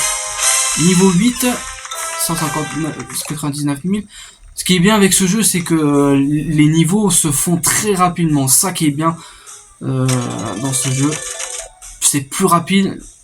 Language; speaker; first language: French; native; French